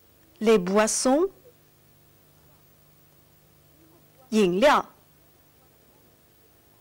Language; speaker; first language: French; non-native, fluent; Chinese